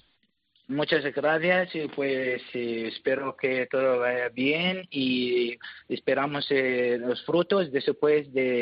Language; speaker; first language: Spanish; non-native, learner; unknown